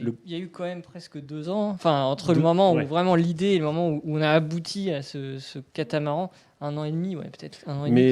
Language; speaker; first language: French; native; French